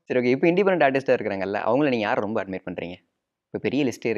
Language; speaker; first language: Tamil; native; Tamil